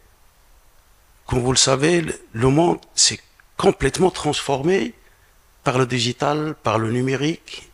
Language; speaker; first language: French; non-native, local second language; Arabic